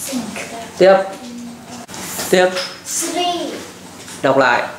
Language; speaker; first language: Vietnamese; native; Vietnamese